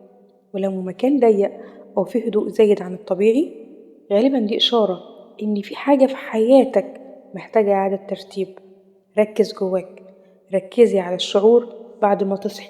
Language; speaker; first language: Arabic; native; Arabic